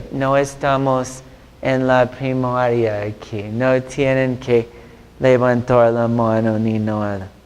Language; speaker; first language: Spanish; non-native, fluent; English